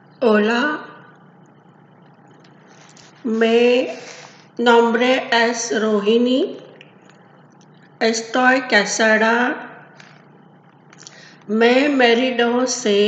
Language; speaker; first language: Spanish; non-native, learner; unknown